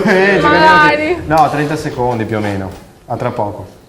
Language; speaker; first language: Italian; native; Italian